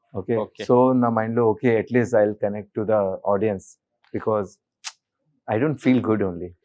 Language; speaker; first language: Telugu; non-native, learner; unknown